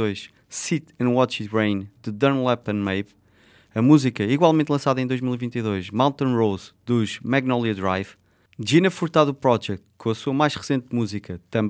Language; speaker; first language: Portuguese; native; Portuguese